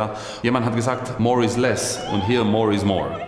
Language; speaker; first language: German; non-native, fluent; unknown